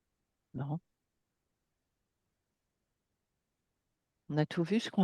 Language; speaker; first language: French; native; French